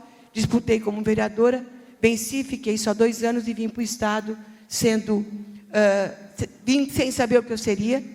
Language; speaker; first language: Portuguese; native; Portuguese